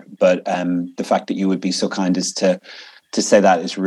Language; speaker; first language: English; native; English